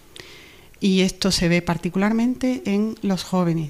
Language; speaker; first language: Spanish; native; Spanish